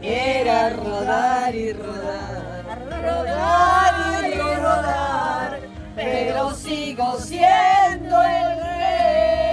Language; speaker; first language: Spanish; native; Spanish